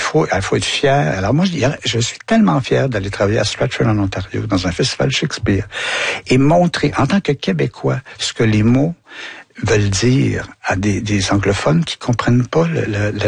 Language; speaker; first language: French; native; French